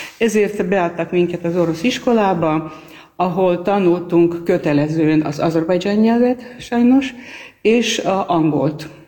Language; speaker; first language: Hungarian; non-native, fluent; Armenian